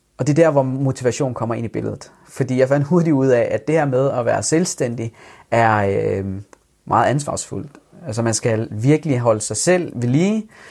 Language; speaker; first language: Danish; early bilingual, other home language; Persian